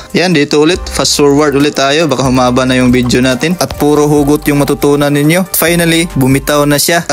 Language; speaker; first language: Filipino; native; Filipino